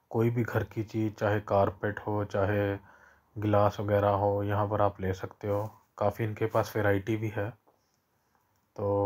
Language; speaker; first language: Hindi; non-native, local second language; Punjabi